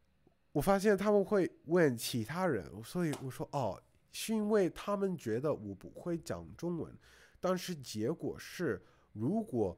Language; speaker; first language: Chinese; non-native, fluent; English